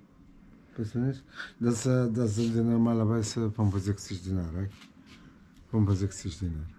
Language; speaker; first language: German; non-native, learner; Arabic